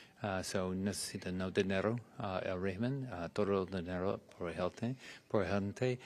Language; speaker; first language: Spanish; non-native, learner; English